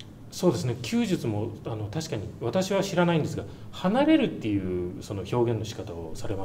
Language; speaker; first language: Japanese; native; Japanese